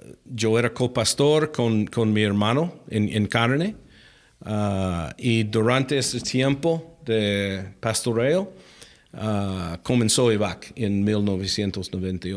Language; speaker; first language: Spanish; non-native, fluent; English